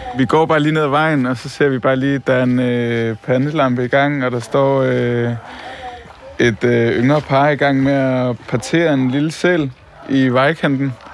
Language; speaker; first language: Danish; native; Danish